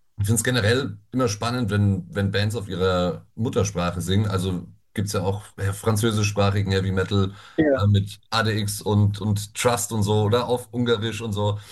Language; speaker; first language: German; native; German